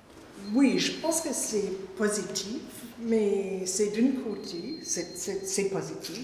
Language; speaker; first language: French; non-native, fluent; English